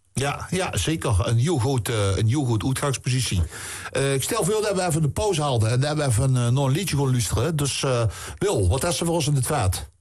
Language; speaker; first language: Dutch; native; Dutch